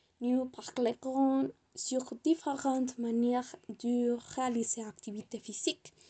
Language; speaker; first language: French; non-native, learner; Spanish